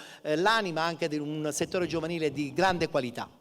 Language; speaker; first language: Italian; native; Italian